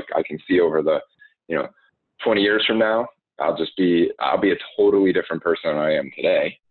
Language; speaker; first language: English; native; English